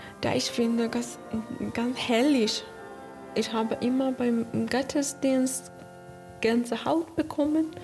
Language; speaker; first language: German; non-native, learner; Persian